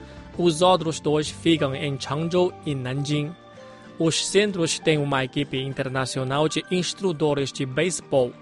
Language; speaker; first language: Portuguese; non-native, fluent; Chinese